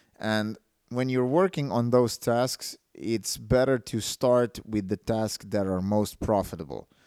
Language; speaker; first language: English; non-native, fluent; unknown